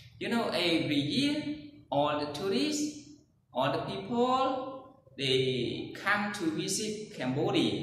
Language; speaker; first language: English; non-native, learner; Khmer